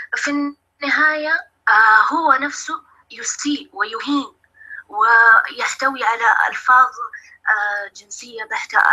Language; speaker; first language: Arabic; native; Arabic